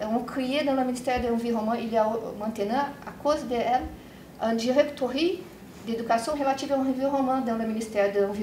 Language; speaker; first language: French; non-native, learner; Portuguese